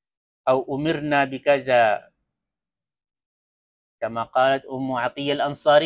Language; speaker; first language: Arabic; non-native, fluent; Malay